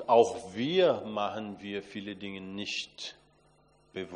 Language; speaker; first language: German; non-native, fluent; Portuguese